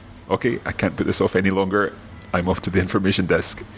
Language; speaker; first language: English; native; English